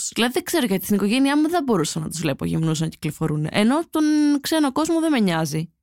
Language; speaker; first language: Greek; native; Greek